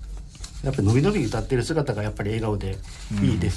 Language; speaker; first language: Japanese; native; Japanese